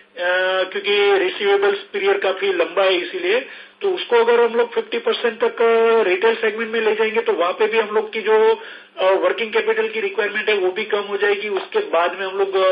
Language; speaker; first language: Hindi; non-native, local second language; Gujarati